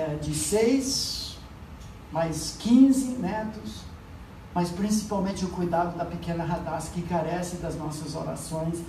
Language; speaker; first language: Portuguese; non-native, fluent; English